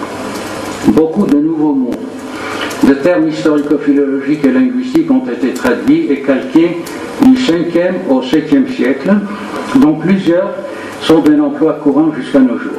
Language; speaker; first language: French; non-native, fluent; Armenian